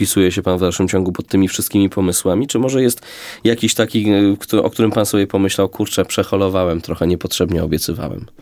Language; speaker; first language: Polish; native; Polish